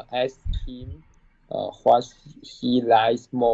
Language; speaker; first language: English; non-native, learner; Chinese